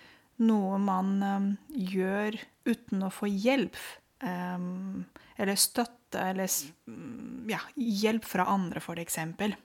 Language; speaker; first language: Norwegian; non-native, fluent; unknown